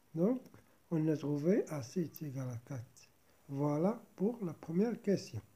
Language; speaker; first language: French; non-native, local second language; Arabic